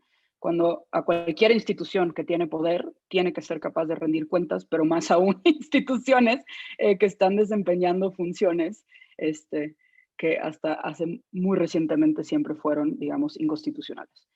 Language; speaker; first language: Spanish; native; Spanish